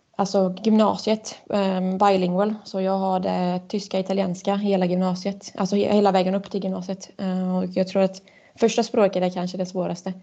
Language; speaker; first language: Swedish; non-native, fluent; German